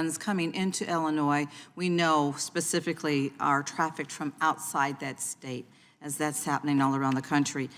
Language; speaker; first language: English; native; English